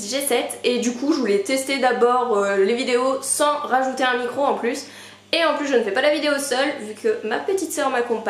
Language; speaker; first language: French; native; French